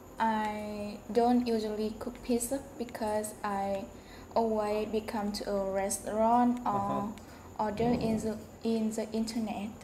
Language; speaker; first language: English; non-native, learner; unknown